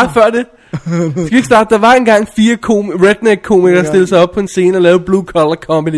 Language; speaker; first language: Danish; native; Danish